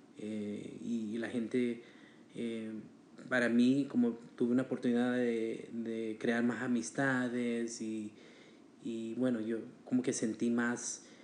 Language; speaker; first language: Spanish; early bilingual, heritage; Spanish